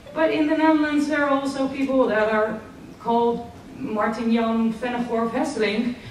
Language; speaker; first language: English; non-native, fluent; Dutch